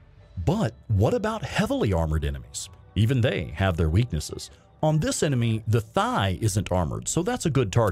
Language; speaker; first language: English; native; English